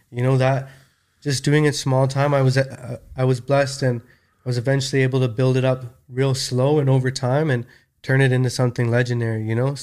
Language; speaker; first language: English; native; English